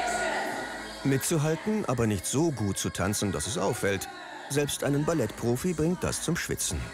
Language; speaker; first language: German; native; German